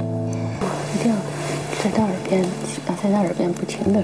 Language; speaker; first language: Chinese; native; Chinese